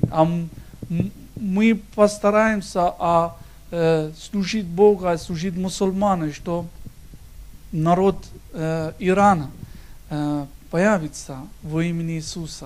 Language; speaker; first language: Russian; non-native, learner; Persian